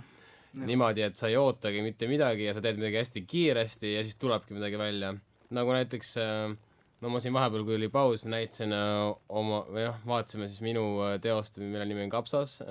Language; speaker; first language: Estonian; native; Estonian